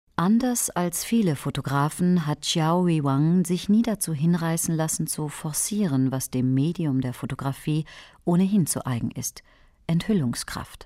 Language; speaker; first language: German; native; German